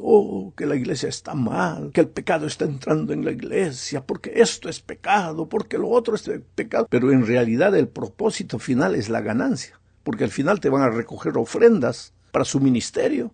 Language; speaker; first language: Spanish; native; Spanish